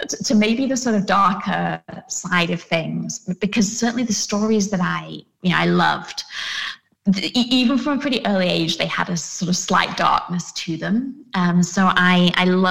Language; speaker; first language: English; native; English